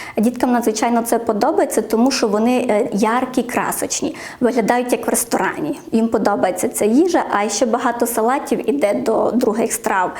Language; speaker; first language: Ukrainian; native; Ukrainian